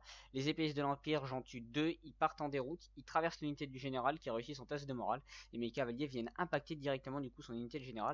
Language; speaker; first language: French; native; French